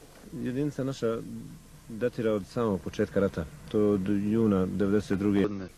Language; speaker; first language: Bosnian; native; Bosnian